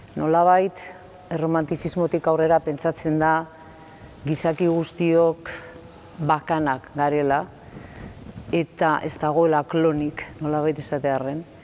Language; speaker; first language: Basque; native; Basque